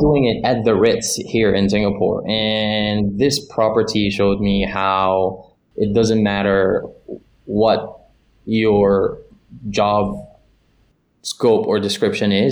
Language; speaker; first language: English; non-native, local second language; Filipino